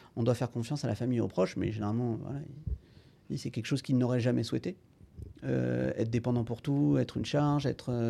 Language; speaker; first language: French; native; French